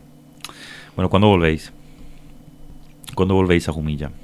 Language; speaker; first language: Spanish; native; Spanish